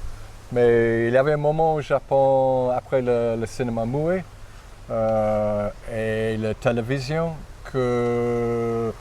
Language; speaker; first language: French; non-native, fluent; English